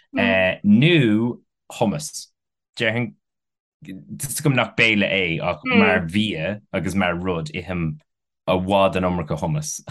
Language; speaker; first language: Irish; non-native, local second language; English